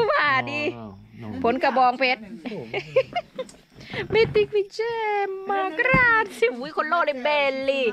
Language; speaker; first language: Italian; non-native, learner; Thai